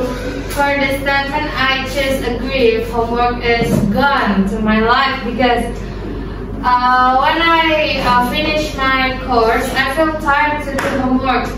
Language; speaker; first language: English; non-native, learner; Indonesian